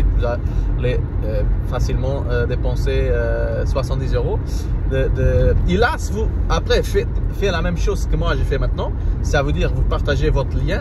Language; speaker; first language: French; non-native, learner; Portuguese